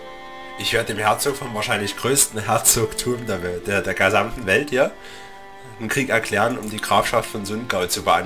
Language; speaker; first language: German; native; German